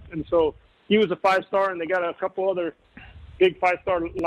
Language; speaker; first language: English; native; English